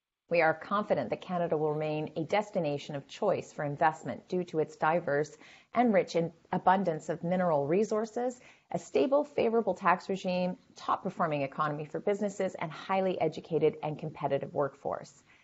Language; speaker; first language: English; native; English